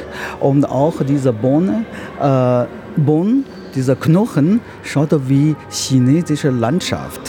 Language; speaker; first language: German; non-native, learner; Chinese